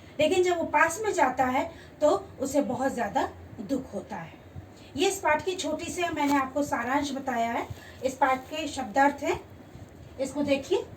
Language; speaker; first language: Hindi; native; Hindi